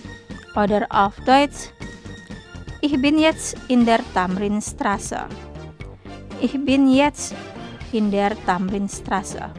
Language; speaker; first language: German; non-native, fluent; Indonesian